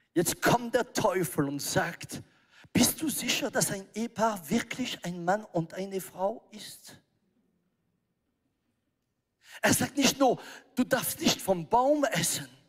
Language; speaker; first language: German; non-native, fluent; French